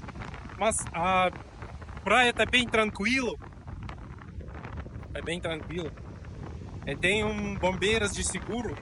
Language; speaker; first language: Portuguese; non-native, learner; Russian